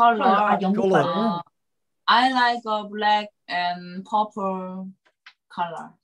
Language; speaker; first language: English; non-native, learner; Korean